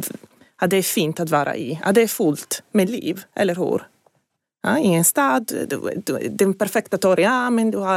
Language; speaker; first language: Swedish; non-native, fluent; Italian